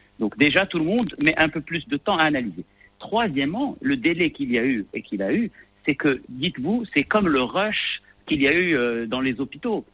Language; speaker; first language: French; non-native, local second language; Arabic